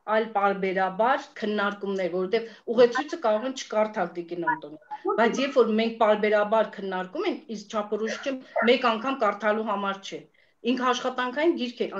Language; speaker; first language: Armenian; native; Armenian